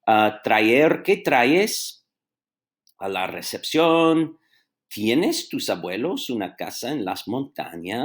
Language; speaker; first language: Spanish; non-native, fluent; English